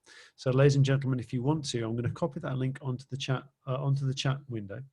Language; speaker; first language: English; native; English